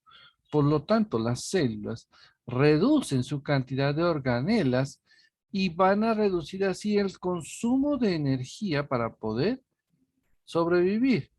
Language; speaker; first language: Spanish; native; Spanish